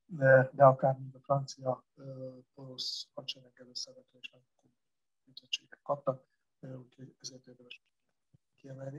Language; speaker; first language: Hungarian; native; Hungarian